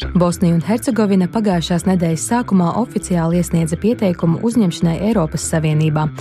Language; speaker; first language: Latvian; early bilingual, heritage; Latvian